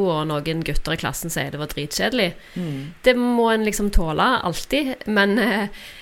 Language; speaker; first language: Norwegian; native; Norwegian